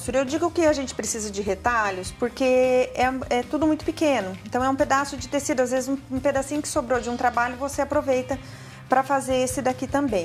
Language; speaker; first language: Portuguese; native; Portuguese